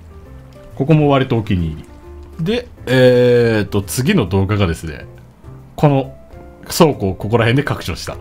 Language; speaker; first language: Japanese; native; Japanese